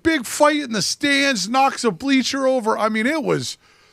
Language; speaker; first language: English; native; English